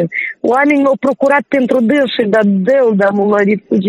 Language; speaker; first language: Romanian; non-native, local second language; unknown